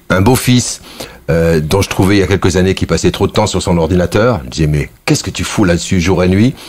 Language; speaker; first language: French; early bilingual, other home language; Kabyle